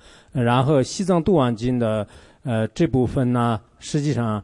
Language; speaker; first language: Chinese; non-native, local second language; Tibetan